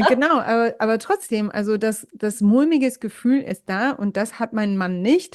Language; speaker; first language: German; non-native, fluent; English